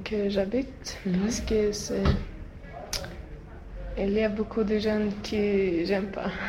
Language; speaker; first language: French; non-native, learner; Swedish